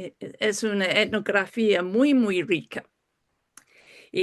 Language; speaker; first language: Spanish; non-native, fluent; English